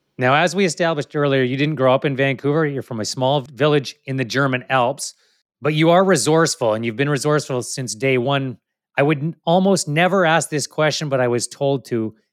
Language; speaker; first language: English; native; English